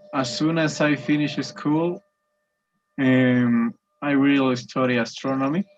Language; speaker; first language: English; non-native, learner; Spanish